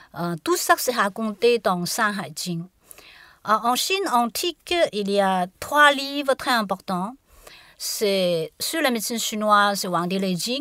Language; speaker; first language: French; non-native, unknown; Chinese